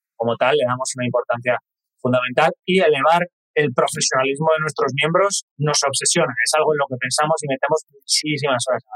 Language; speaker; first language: Spanish; native; Spanish